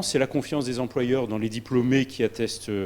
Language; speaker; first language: French; native; French